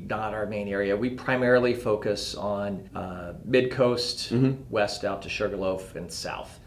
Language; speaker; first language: English; native; English